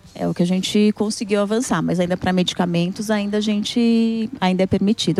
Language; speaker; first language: Portuguese; native; Portuguese